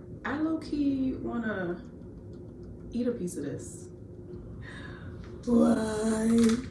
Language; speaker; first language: English; native; English